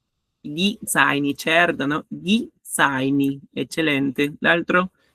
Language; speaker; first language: Italian; non-native, learner; Spanish